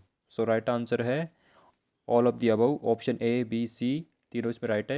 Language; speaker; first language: Hindi; native; Hindi